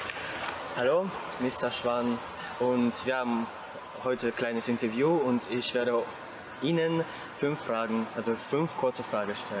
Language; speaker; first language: German; non-native, fluent; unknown